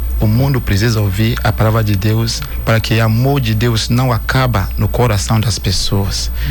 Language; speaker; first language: Portuguese; non-native, fluent; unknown